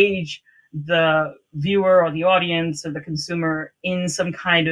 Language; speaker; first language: English; non-native, local second language; Cantonese